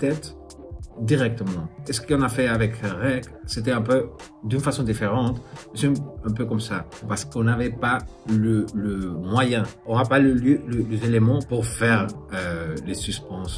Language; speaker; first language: French; non-native, fluent; Spanish